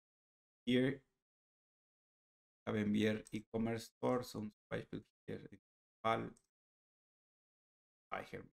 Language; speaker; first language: German; non-native, learner; Spanish